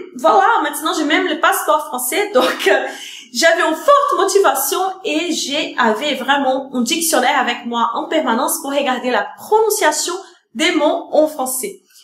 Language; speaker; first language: French; non-native, fluent; Portuguese